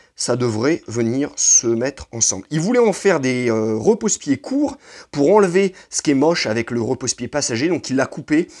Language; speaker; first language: French; native; French